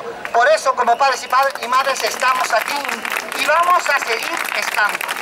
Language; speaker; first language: Spanish; native; Spanish